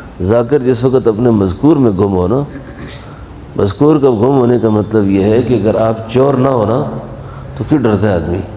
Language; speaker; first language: Urdu; native; Urdu